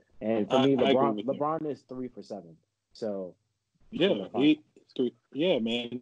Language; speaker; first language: English; native; English